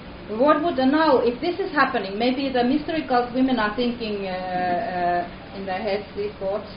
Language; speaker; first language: English; non-native, fluent; Finnish